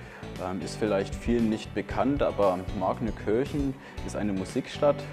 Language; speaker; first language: German; native; German